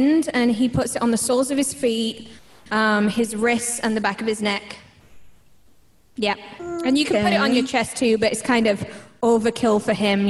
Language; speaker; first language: English; native; English